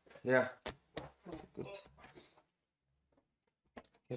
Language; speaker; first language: English; non-native, learner; Thai